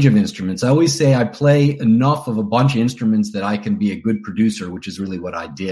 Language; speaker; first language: English; native; English